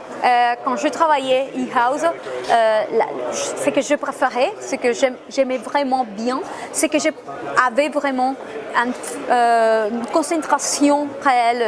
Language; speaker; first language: French; non-native, fluent; Spanish